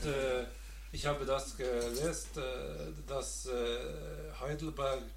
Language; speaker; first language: German; non-native, learner; Norwegian